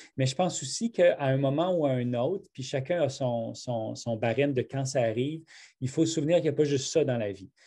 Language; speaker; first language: French; native; French